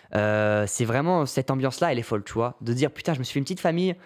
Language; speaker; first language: French; native; French